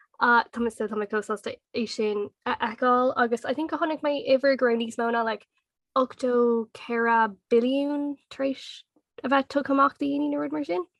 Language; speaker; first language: Irish; non-native, local second language; English